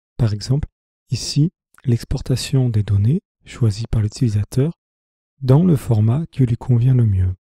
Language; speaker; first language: French; native; French